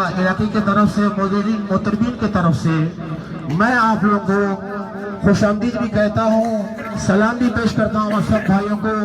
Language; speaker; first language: Urdu; non-native, local second language; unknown